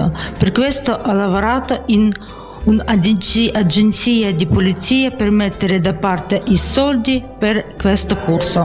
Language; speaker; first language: Italian; non-native, learner; Ukrainian